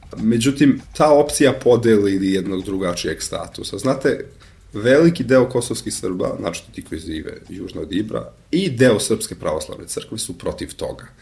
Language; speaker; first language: Serbian; non-native, local second language; Albanian